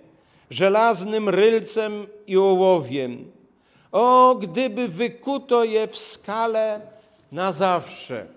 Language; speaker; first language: Polish; native; Polish